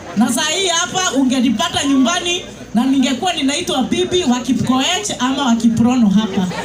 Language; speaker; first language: Swahili; non-native, local second language; Kikuyu